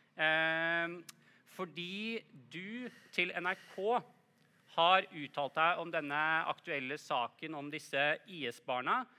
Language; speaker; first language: Norwegian; native; Norwegian